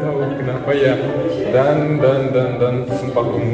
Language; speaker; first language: Indonesian; non-native, fluent; Russian